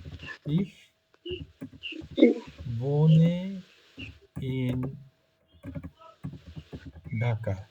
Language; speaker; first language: German; non-native, fluent; Bangla